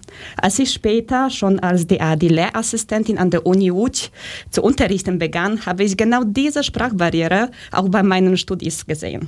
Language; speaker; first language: German; early bilingual, other home language; Polish